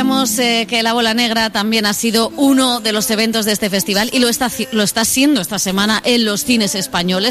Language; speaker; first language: Spanish; native; Spanish